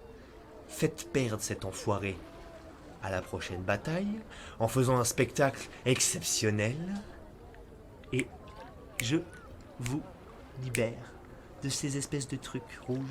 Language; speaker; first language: French; native; French